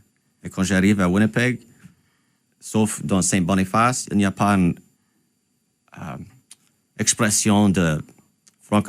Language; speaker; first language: French; non-native, local second language; English